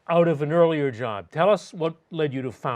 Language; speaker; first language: English; native; English